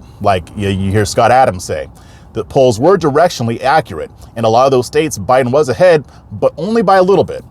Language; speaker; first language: English; native; English